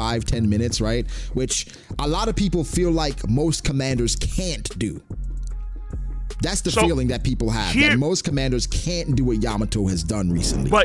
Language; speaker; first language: English; native; English